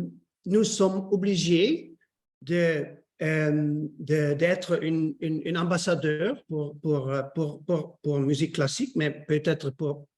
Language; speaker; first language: French; non-native, learner; Dutch